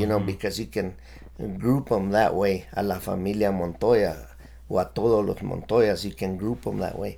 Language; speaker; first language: English; early bilingual, other home language; Spanish